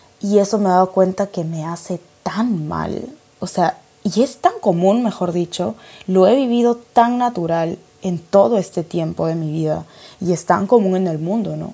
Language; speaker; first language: Spanish; native; Spanish